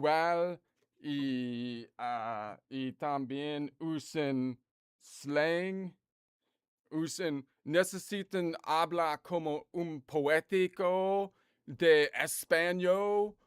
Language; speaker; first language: Spanish; non-native, learner; English